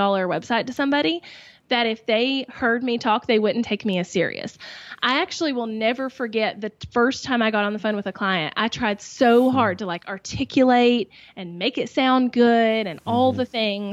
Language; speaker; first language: English; native; English